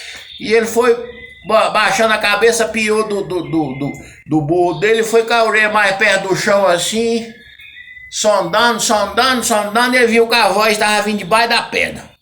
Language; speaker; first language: Portuguese; native; Portuguese